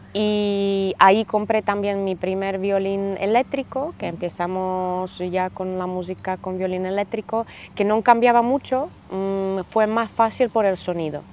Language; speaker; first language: Spanish; non-native, fluent; Slovak